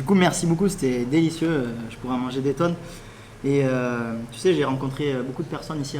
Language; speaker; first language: French; native; French